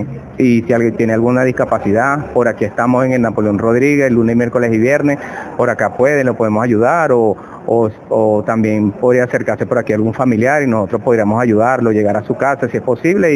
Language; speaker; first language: Spanish; native; Spanish